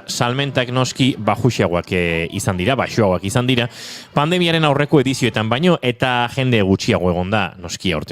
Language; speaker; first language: Basque; native; Basque